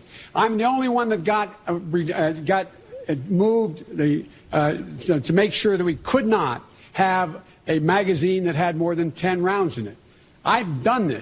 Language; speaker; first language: English; native; English